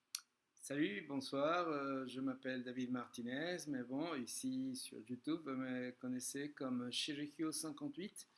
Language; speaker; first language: French; non-native, fluent; Spanish